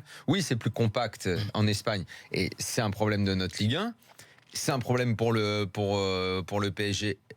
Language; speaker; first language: French; native; French